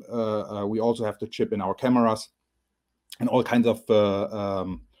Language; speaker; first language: English; non-native, fluent; German